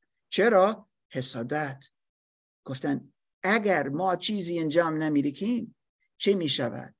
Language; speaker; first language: Persian; non-native, fluent; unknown